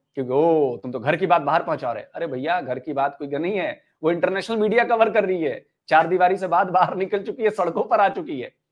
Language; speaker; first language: Hindi; native; Hindi